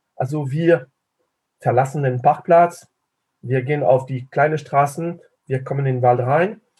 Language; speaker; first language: German; non-native, fluent; French